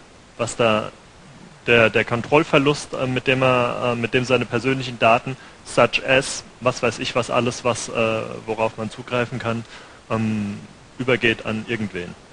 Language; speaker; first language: German; native; German